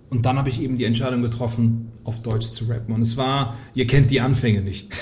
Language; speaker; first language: German; early bilingual, heritage; Polish